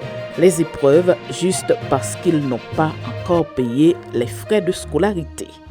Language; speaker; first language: French; non-native, local second language; Haitian Creole